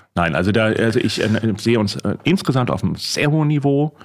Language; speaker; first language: German; native; German